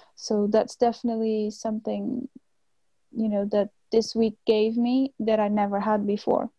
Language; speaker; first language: English; non-native, fluent; Portuguese